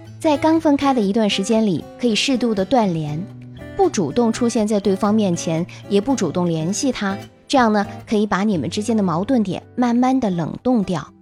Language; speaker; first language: Chinese; native; Chinese